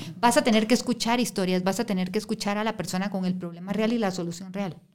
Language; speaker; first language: Spanish; native; Spanish